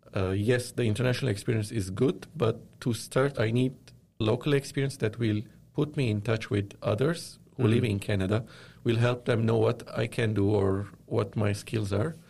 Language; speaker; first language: English; non-native, fluent; Arabic